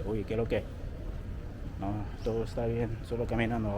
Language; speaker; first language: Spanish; non-native, learner; English